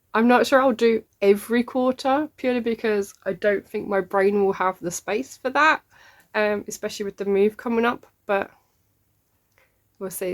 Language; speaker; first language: English; native; English